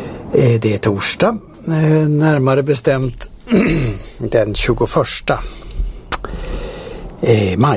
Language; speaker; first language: Swedish; native; Swedish